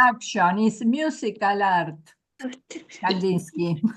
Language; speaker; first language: English; non-native, learner; Spanish